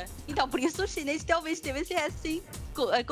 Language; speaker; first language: Portuguese; non-native, learner; Chinese